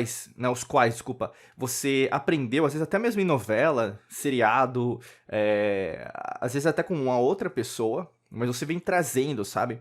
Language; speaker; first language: Portuguese; native; Portuguese